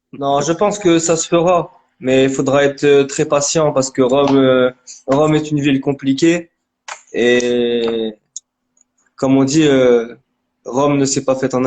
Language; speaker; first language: French; native; French